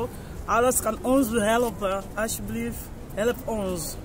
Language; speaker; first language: Dutch; non-native, learner; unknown